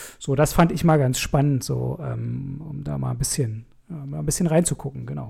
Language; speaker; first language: German; native; German